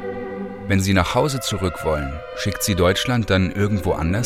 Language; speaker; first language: German; non-native, learner; Arabic